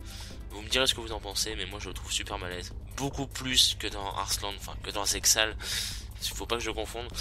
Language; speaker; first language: French; native; French